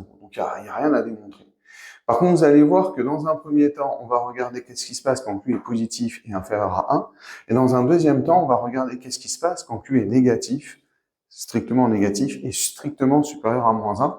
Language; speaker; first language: French; native; French